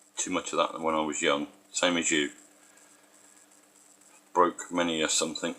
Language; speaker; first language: English; native; English